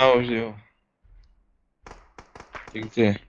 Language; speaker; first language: Russian; non-native, fluent; Georgian